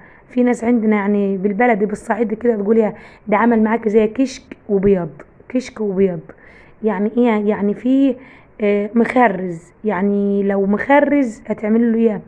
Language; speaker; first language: Arabic; native; Arabic